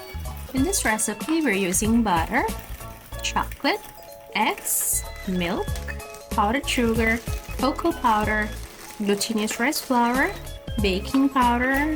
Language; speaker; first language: English; non-native, local second language; Indonesian